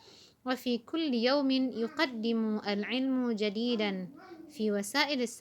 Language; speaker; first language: Arabic; non-native, fluent; Indonesian